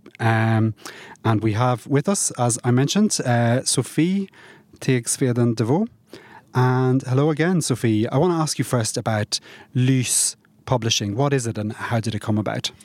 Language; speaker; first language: English; native; English